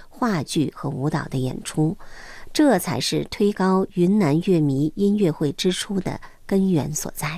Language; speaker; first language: Chinese; native; Chinese